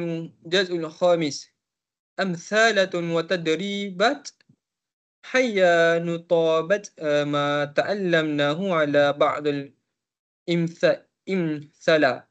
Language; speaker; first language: Arabic; non-native, learner; Malay